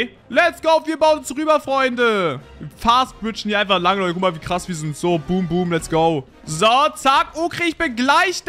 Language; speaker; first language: German; native; German